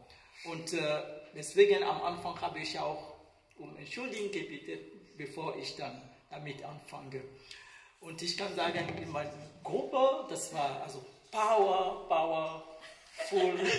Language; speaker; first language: German; non-native, fluent; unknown